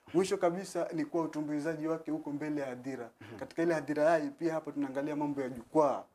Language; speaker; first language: Swahili; native; Swahili